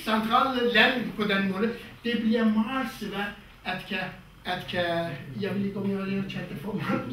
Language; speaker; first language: Danish; non-native, fluent; Kurdish